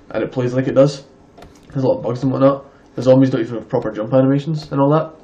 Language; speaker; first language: English; native; English